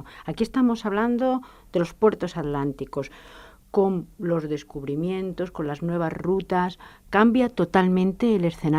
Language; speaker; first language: Spanish; native; Spanish